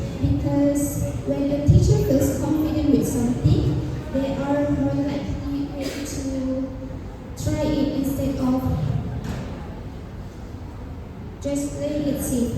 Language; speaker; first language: English; non-native, learner; Malay